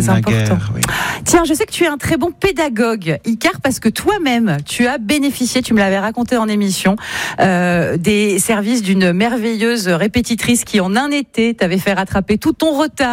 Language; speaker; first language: French; native; French